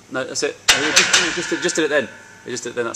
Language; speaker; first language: English; native; English